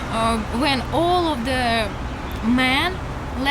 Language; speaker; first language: English; non-native, learner; Russian